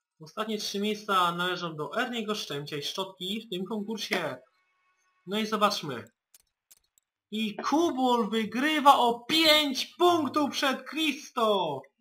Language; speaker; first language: Polish; native; Polish